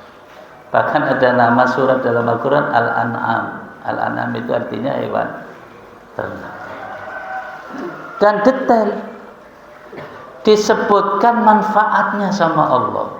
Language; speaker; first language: Indonesian; native; Indonesian